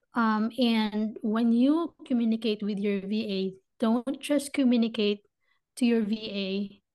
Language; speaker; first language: English; non-native, local second language; Filipino